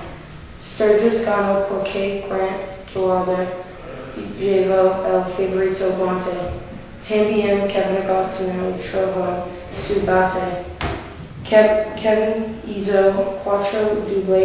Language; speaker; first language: Spanish; non-native, learner; English